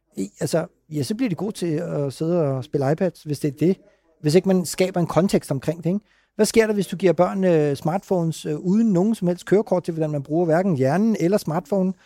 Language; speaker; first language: Danish; early bilingual, other home language; Urdu